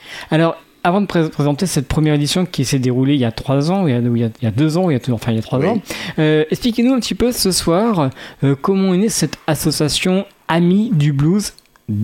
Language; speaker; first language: French; native; French